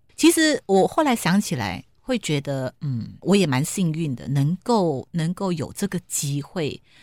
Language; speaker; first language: Chinese; native; Chinese